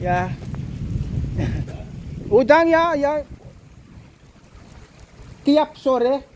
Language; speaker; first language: Indonesian; non-native, learner; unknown